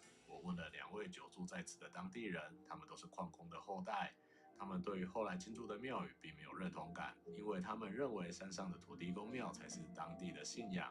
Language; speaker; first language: Chinese; native; Chinese